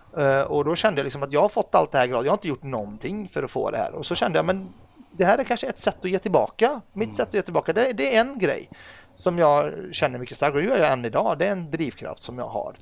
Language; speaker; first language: Swedish; early bilingual, other home language; Arabic